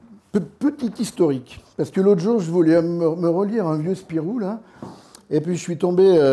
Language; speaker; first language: French; native; French